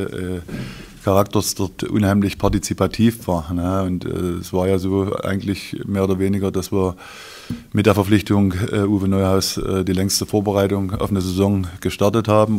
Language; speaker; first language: German; native; German